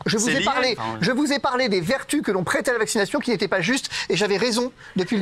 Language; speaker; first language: French; native; French